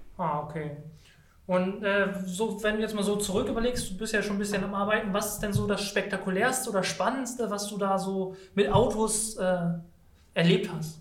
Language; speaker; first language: German; native; German